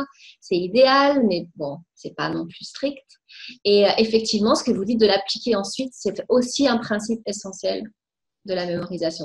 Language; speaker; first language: French; native; French